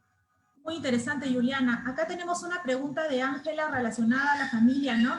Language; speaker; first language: Spanish; native; Spanish